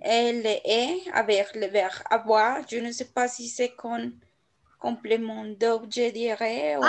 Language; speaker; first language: French; non-native, learner; Spanish